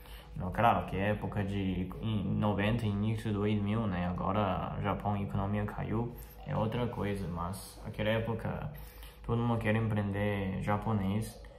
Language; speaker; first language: Portuguese; non-native, fluent; Chinese